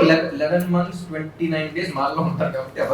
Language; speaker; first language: Telugu; native; Telugu